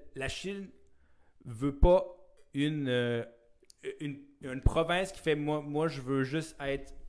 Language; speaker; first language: French; native; French